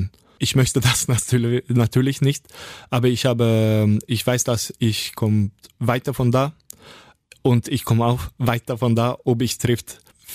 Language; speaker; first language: German; non-native, learner; Norwegian